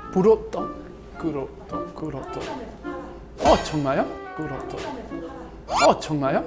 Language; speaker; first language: Korean; non-native, learner; English